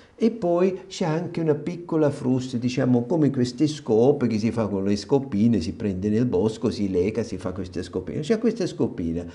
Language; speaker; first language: Italian; non-native, fluent; German